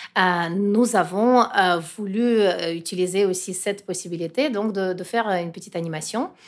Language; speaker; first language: French; non-native, fluent; Russian